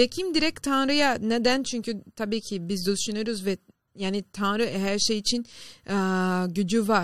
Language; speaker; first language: Turkish; non-native, learner; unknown